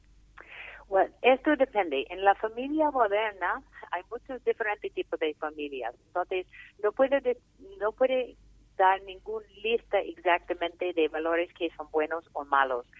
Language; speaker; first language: Spanish; non-native, fluent; English